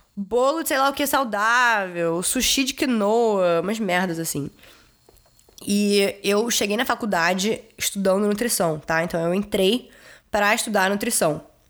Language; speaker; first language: Portuguese; early bilingual, heritage; Portuguese